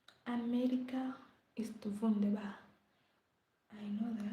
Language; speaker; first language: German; non-native, learner; Luyia